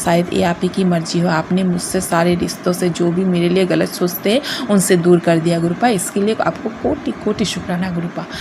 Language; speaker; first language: Hindi; non-native, local second language; Bangla